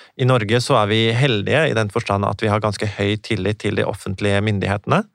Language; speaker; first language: Norwegian; native; Norwegian